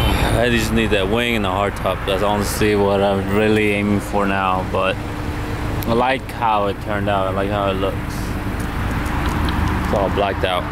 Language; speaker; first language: English; native; English